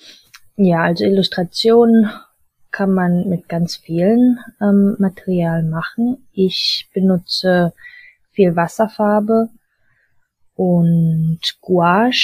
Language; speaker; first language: German; early bilingual, heritage; German